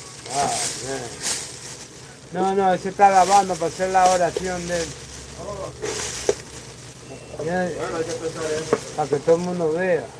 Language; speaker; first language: Spanish; early bilingual, heritage; Spanish